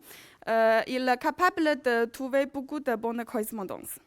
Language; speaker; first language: French; non-native, learner; Chinese